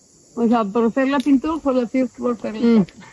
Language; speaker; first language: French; non-native, learner; Spanish